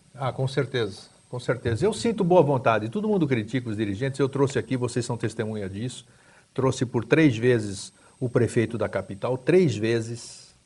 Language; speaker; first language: Portuguese; native; Portuguese